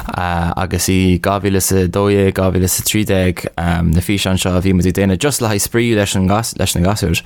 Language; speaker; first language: Irish; non-native, local second language; English